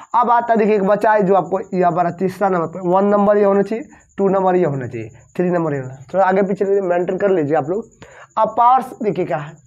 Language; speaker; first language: Hindi; native; Hindi